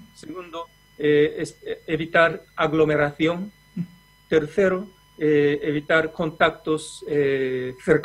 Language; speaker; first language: Spanish; non-native, fluent; Japanese